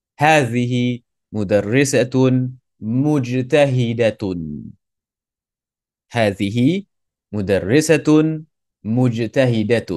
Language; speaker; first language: Arabic; non-native, fluent; English